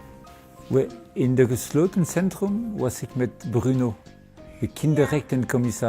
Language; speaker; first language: Dutch; non-native, local second language; French